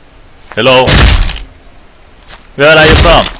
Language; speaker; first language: English; non-native, learner; Korean